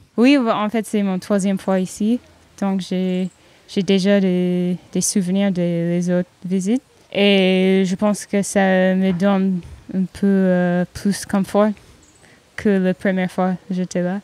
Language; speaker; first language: French; non-native, fluent; English